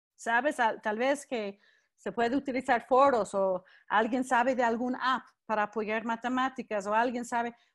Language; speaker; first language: Spanish; non-native, fluent; English